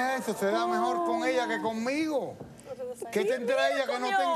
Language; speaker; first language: Spanish; native; Spanish